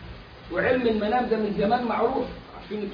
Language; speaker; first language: Arabic; native; Arabic